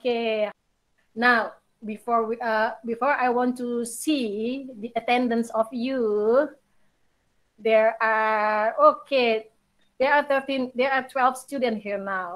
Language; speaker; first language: English; non-native, learner; Indonesian